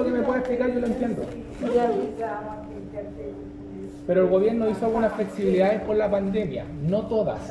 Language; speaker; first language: Spanish; native; Spanish